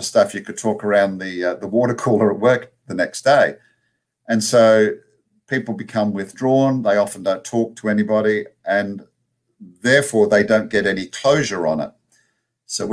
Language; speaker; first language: English; native; English